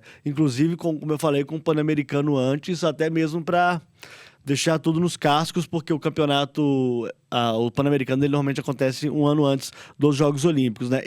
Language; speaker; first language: Portuguese; native; Portuguese